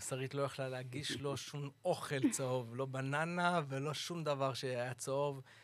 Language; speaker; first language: Hebrew; early bilingual, other home language; English